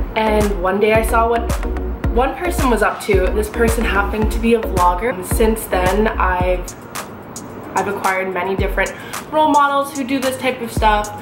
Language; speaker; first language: English; native; English